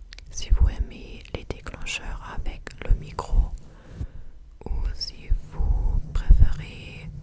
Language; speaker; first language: French; non-native, fluent; English